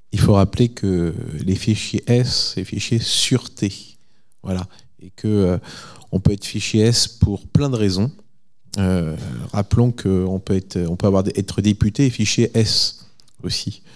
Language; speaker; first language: French; native; French